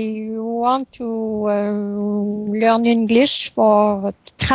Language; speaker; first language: English; non-native, learner; French